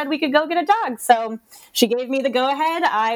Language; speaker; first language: English; native; English